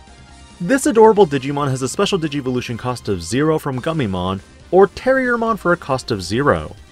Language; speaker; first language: English; native; English